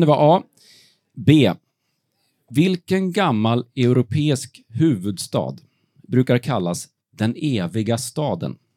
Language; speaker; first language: Swedish; native; Swedish